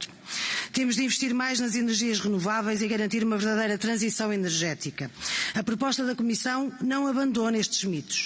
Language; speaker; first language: Portuguese; native; Portuguese